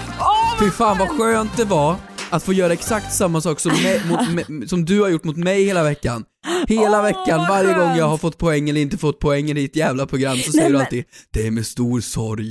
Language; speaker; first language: Swedish; native; Swedish